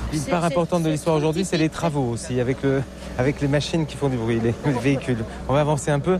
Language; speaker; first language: French; native; French